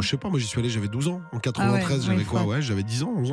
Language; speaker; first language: French; native; French